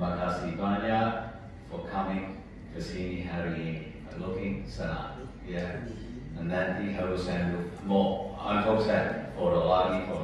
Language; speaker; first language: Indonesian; non-native, learner; English